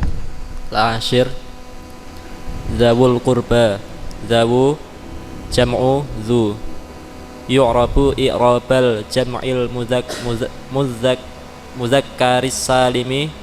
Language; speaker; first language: Arabic; non-native, learner; Indonesian